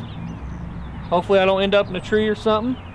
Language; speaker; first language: English; native; English